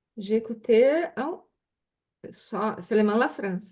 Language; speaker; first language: French; non-native, learner; Portuguese